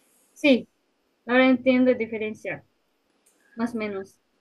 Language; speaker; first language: Spanish; non-native, learner; Japanese